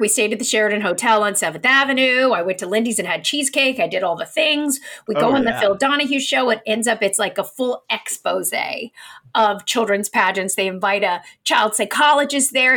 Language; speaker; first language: English; native; English